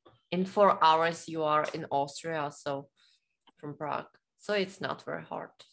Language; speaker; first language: English; non-native, learner; Czech